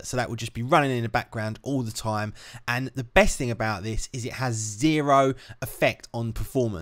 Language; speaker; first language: English; native; English